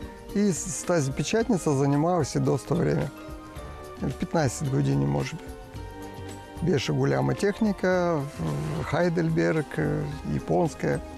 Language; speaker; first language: Bulgarian; non-native, learner; Russian